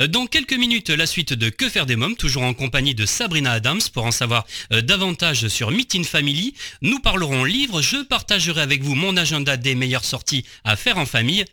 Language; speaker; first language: French; native; French